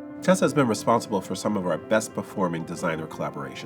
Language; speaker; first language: English; native; English